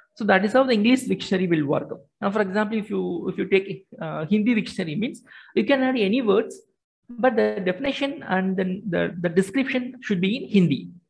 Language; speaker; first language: English; non-native, local second language; Tamil